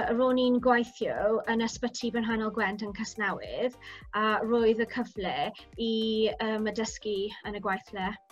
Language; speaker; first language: Welsh; non-native, local second language; English